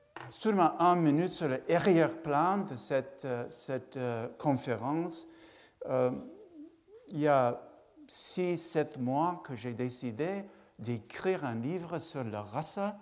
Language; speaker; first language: French; non-native, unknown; English